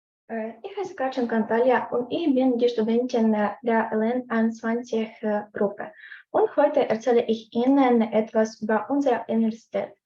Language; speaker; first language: German; non-native, learner; Ukrainian